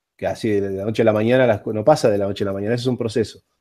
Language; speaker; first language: Spanish; native; Spanish